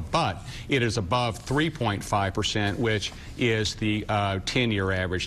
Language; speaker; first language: English; native; English